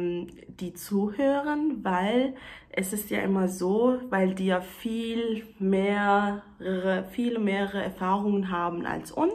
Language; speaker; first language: German; early bilingual, other home language; Turkish